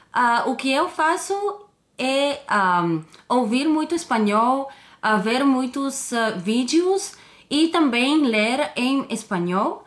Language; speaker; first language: Portuguese; non-native, fluent; Bulgarian